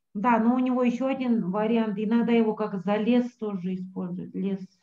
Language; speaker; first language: Russian; native; Russian